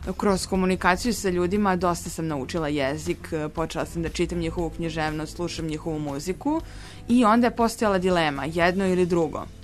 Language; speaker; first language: Serbian; native; Serbian